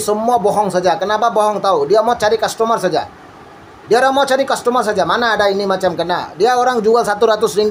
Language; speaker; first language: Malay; non-native, learner; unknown